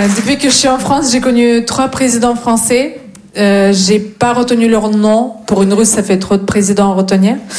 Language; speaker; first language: French; non-native, fluent; Russian